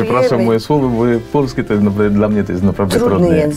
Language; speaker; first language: Polish; non-native, fluent; Cebuano